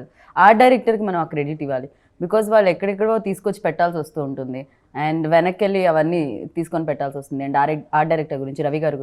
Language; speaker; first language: Telugu; native; Telugu